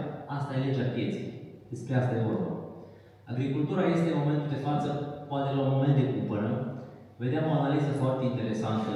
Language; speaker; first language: Romanian; native; Romanian